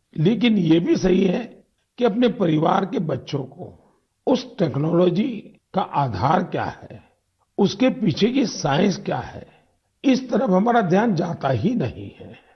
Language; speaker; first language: Hindi; non-native, local second language; Gujarati